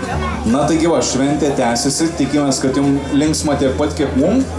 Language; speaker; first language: Lithuanian; native; Lithuanian